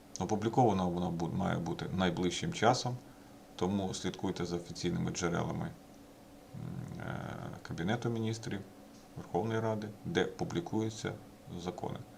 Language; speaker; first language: Ukrainian; native; Ukrainian